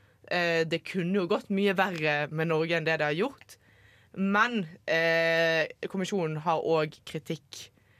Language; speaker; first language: Norwegian; native; Norwegian